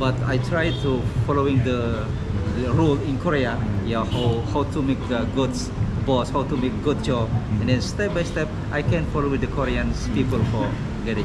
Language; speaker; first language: English; non-native, learner; Indonesian